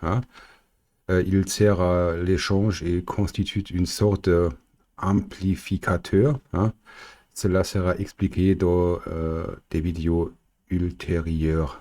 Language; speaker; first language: French; non-native, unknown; German